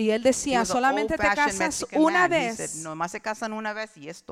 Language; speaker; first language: Spanish; early bilingual, heritage; English